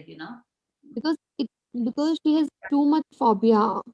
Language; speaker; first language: English; non-native, learner; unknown